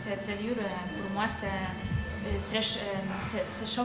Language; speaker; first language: French; non-native, learner; Polish